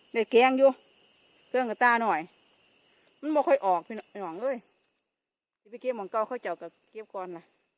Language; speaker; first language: Thai; native; Thai